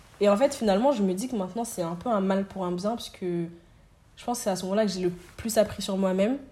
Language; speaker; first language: French; native; French